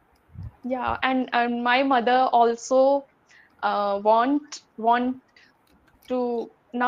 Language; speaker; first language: English; non-native, learner; Hindi